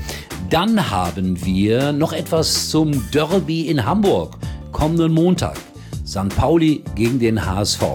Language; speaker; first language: German; native; German